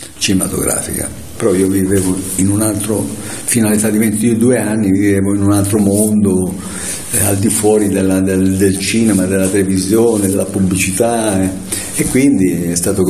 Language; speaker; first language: Italian; native; Italian